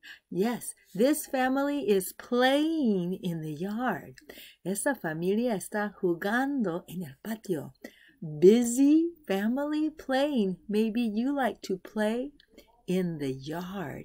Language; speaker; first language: English; native; English